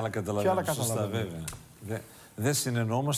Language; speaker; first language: Greek; native; Greek